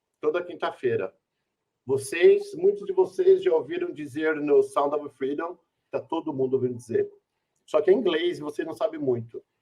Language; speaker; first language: Portuguese; native; Portuguese